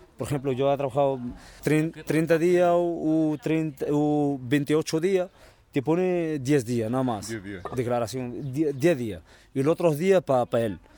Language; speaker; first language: Spanish; non-native, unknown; Arabic